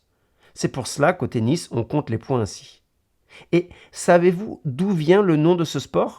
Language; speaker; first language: French; native; French